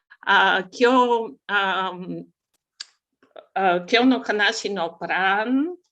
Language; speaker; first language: Japanese; non-native, learner; Bulgarian